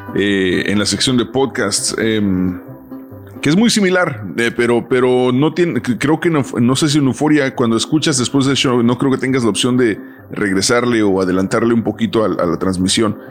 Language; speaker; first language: Spanish; early bilingual, heritage; Spanish